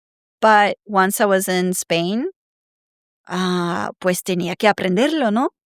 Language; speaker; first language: Spanish; non-native, fluent; Serbian